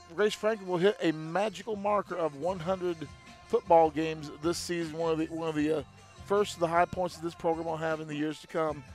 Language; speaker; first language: English; native; English